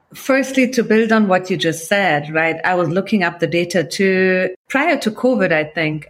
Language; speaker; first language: English; non-native, fluent; German